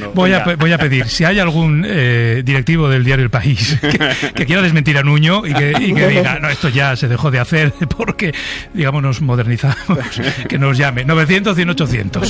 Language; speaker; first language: Spanish; native; Spanish